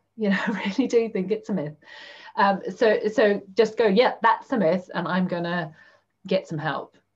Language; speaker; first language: English; native; English